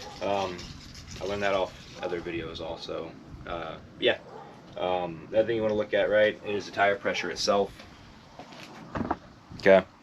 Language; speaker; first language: English; native; English